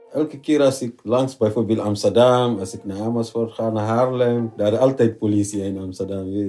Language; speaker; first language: Dutch; non-native, learner; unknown